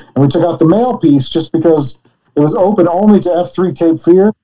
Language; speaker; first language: English; native; English